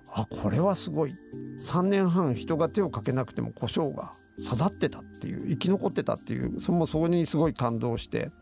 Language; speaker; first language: Japanese; native; Japanese